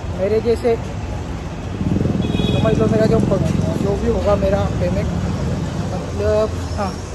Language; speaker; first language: Hindi; non-native, local second language; Marathi